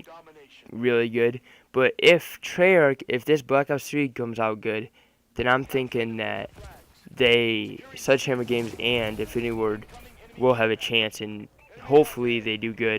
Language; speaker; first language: English; native; English